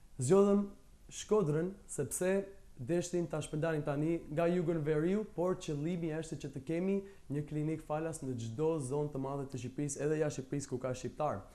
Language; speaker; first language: Albanian; early bilingual, heritage; Albanian